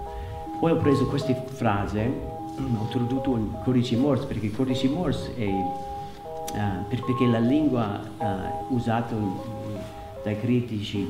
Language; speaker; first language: Italian; non-native, learner; English